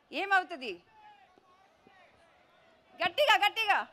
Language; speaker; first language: Telugu; non-native, learner; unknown